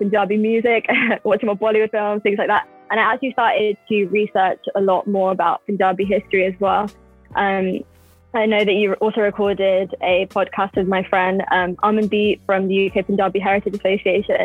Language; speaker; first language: English; native; English